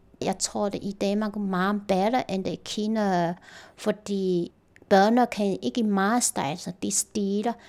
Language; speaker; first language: Danish; non-native, learner; Chinese